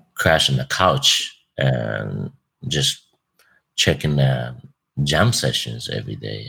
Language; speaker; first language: English; non-native, fluent; Japanese